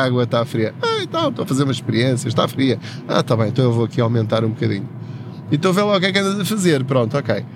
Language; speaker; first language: Portuguese; native; Portuguese